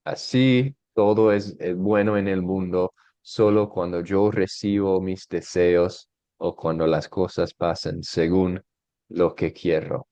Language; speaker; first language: Spanish; non-native, fluent; English